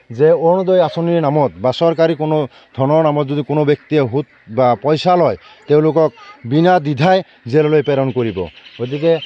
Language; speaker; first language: Assamese; non-native, local second language; Bangla